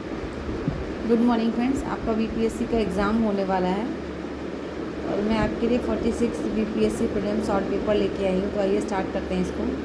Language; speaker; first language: Hindi; native; Hindi